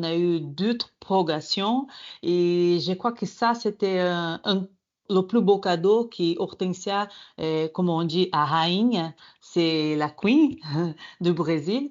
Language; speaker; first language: French; non-native, fluent; Portuguese